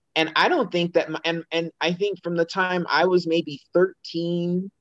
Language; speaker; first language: English; native; English